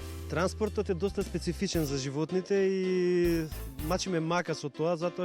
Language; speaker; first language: Macedonian; native; Macedonian